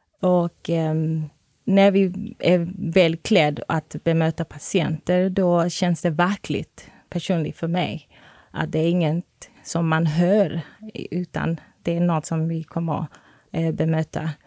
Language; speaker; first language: Swedish; non-native, fluent; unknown